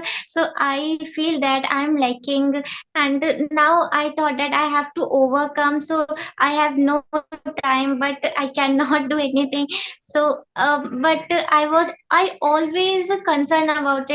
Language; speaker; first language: English; non-native, learner; Hindi